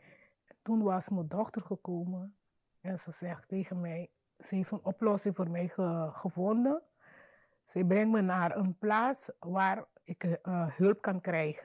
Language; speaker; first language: Dutch; non-native, learner; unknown